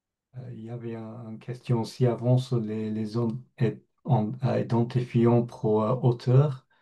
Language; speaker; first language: French; non-native, fluent; English